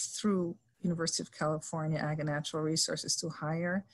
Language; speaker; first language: English; non-native, fluent; Dutch